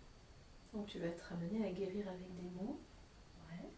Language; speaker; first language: French; native; French